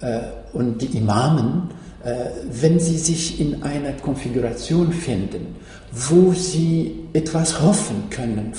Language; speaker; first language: German; non-native, fluent; Arabic